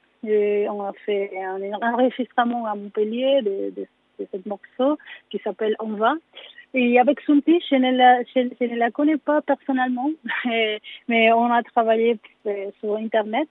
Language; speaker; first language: French; non-native, learner; Spanish